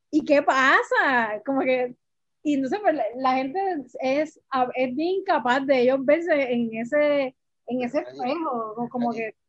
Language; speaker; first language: Spanish; native; Spanish